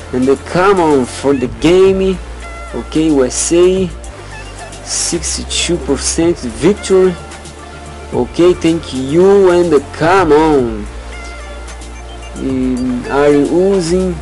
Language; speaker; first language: English; non-native, learner; Portuguese